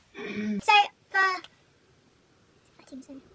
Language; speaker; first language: English; native; English